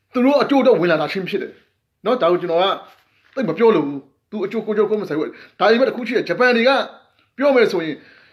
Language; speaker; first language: Burmese; non-native, local second language; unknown